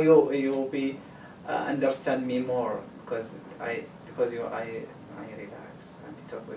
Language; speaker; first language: English; non-native, learner; Arabic